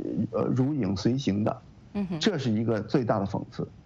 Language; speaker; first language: Chinese; native; Chinese